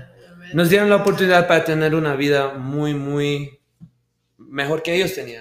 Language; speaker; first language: Spanish; early bilingual, heritage; Spanish